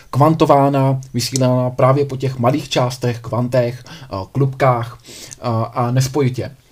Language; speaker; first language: Czech; native; Czech